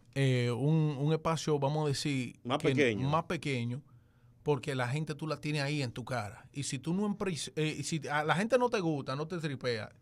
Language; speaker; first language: Spanish; early bilingual, heritage; Spanish